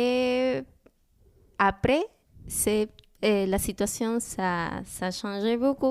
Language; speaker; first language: French; non-native, learner; Spanish